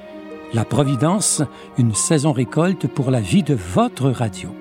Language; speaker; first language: French; native; French